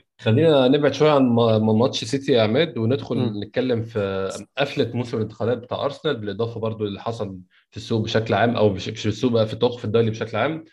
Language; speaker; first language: Arabic; native; Arabic